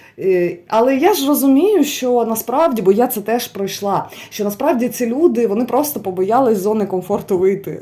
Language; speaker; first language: Ukrainian; non-native, local second language; Russian